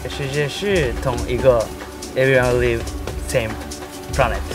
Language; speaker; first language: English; non-native, learner; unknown